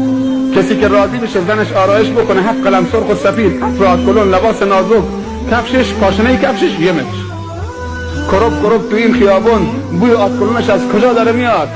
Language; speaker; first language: Persian; native; Persian